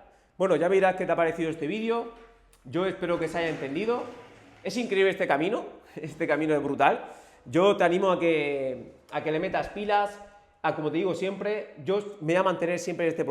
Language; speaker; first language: Spanish; native; Spanish